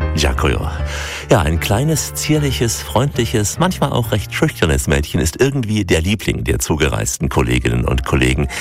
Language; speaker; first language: German; native; German